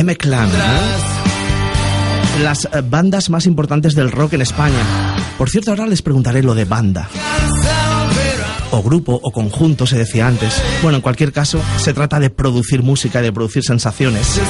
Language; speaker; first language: Spanish; native; Spanish